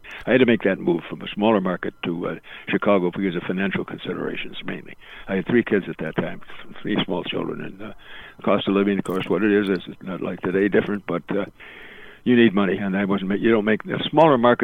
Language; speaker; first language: English; native; English